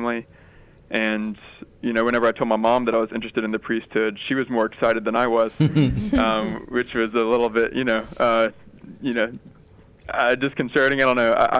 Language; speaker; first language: English; native; English